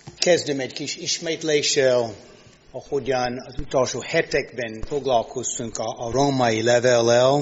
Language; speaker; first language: Hungarian; non-native, fluent; English